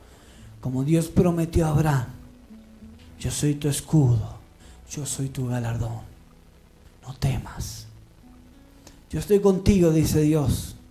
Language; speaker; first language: Spanish; native; Spanish